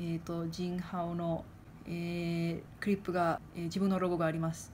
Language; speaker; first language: Japanese; non-native, fluent; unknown